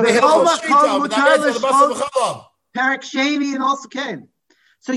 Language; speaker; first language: Hebrew; non-native, fluent; English